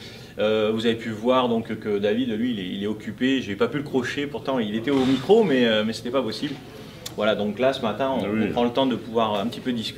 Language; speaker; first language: French; native; French